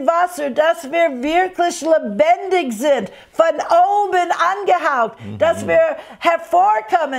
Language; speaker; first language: German; non-native, fluent; English